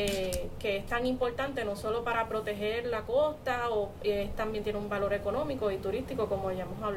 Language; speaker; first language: Spanish; native; Spanish